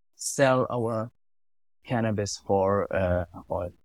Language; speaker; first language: English; non-native, learner; German